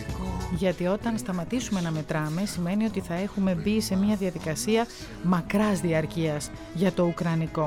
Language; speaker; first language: Greek; native; Greek